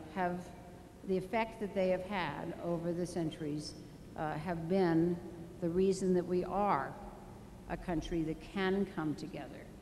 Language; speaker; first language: English; native; English